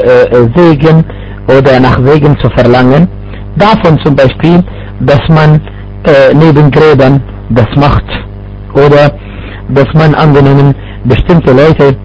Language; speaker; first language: German; non-native, fluent; Arabic